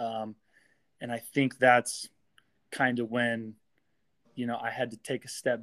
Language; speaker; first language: English; native; English